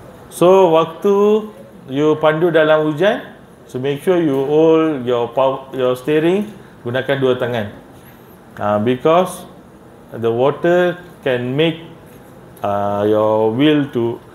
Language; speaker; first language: English; non-native, local second language; Malay